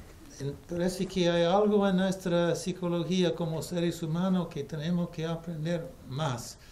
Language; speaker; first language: Spanish; non-native, fluent; English